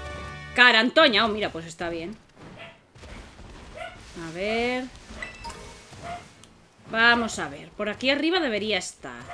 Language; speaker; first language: Spanish; native; Spanish